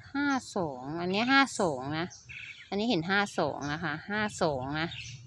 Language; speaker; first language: Thai; native; Thai